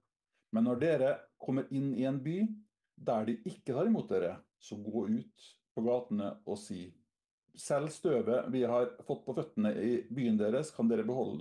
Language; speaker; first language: Norwegian; native; Norwegian